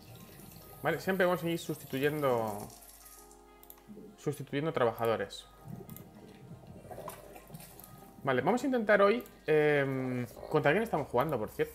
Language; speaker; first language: Spanish; native; Spanish